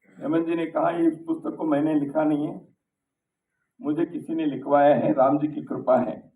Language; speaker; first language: Hindi; non-native, local second language; Kannada